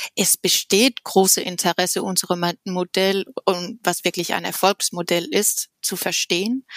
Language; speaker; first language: German; non-native, fluent; Danish